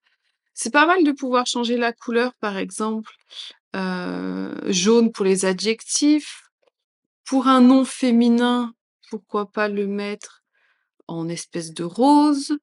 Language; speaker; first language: French; native; French